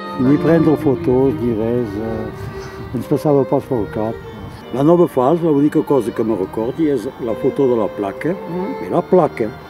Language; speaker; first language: Catalan; non-native, local second language; French